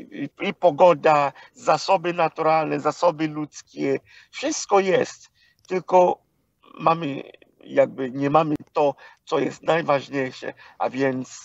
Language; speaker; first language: Polish; non-native, fluent; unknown